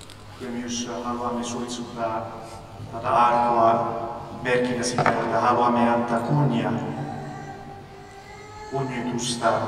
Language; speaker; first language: Finnish; non-native, fluent; Spanish